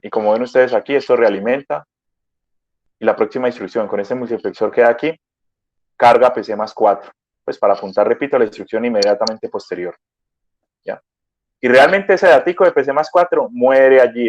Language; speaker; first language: Spanish; native; Spanish